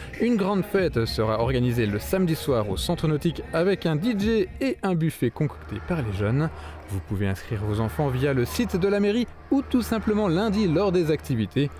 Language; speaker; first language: French; native; French